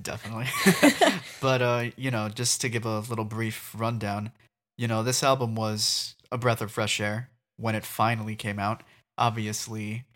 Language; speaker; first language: English; native; English